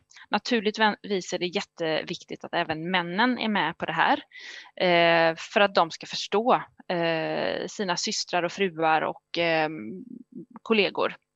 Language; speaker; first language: Swedish; native; Swedish